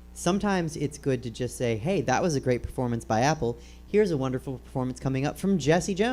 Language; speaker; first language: English; native; English